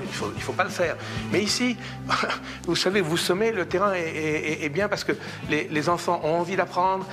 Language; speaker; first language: French; native; French